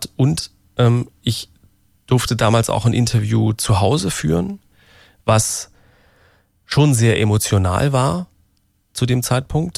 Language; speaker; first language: German; native; German